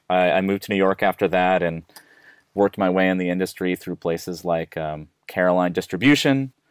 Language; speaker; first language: English; native; English